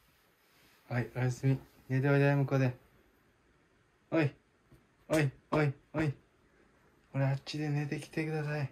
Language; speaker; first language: Japanese; native; Japanese